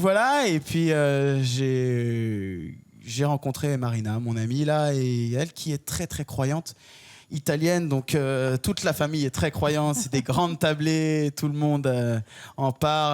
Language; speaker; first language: French; native; French